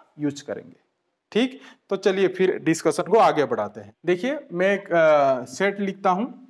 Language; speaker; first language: Hindi; non-native, local second language; Bangla